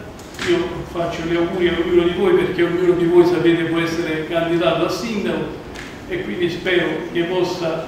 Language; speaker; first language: Italian; native; Italian